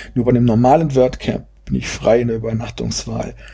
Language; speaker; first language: German; native; German